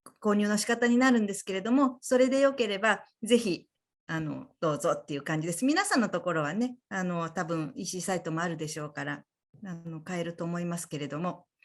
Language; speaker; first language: Japanese; native; Japanese